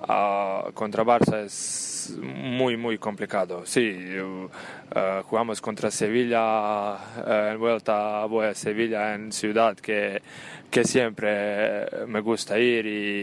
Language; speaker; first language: Spanish; non-native, learner; Serbian